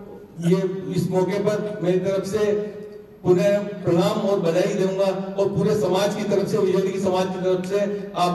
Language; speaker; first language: Hindi; native; Hindi